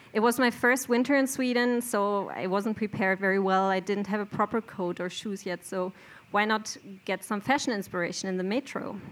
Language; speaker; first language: English; non-native, fluent; German